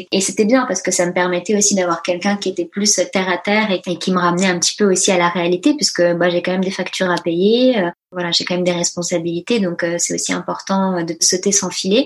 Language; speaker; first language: French; early bilingual, other home language; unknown